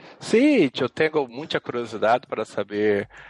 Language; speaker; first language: Spanish; non-native, learner; Portuguese